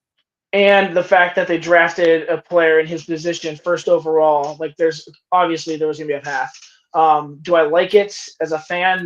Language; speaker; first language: English; native; English